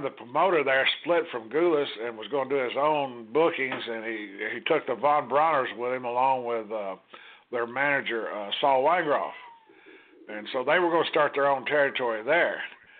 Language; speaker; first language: English; native; English